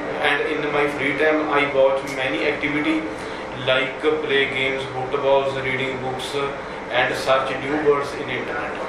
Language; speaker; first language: English; non-native, learner; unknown